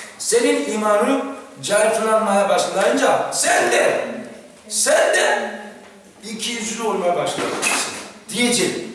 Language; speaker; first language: Turkish; non-native, fluent; Korean